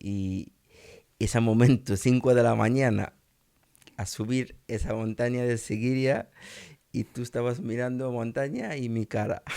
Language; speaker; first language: Spanish; non-native, learner; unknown